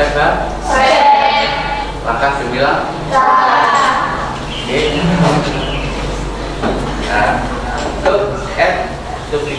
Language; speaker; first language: English; non-native, learner; Indonesian